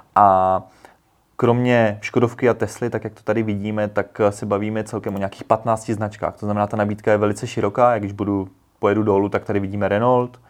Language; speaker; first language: Czech; native; Czech